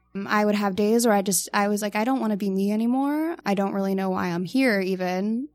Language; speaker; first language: English; native; English